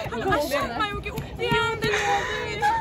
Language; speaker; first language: Norwegian; native; Norwegian